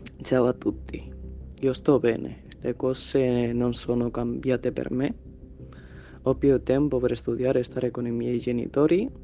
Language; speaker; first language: Italian; non-native, learner; Spanish